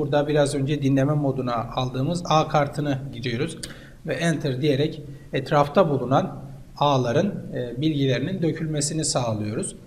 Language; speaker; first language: Turkish; native; Turkish